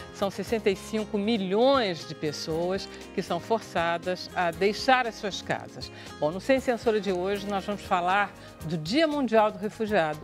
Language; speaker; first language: Portuguese; native; Portuguese